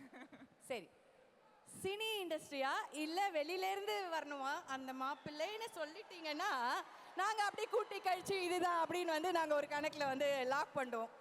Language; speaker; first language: Tamil; native; Tamil